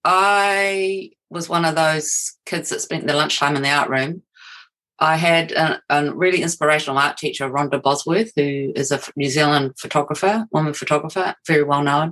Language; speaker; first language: English; native; English